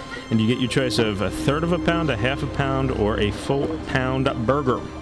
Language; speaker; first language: English; native; English